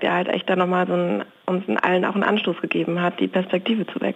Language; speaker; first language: German; native; German